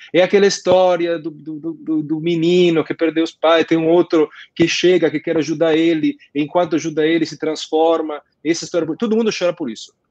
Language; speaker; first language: Portuguese; non-native, fluent; Italian